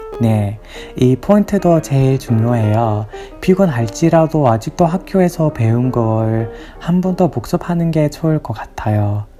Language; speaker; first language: Korean; non-native, learner; English